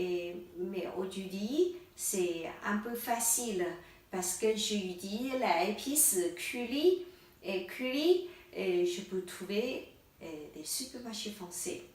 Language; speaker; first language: French; non-native, learner; Thai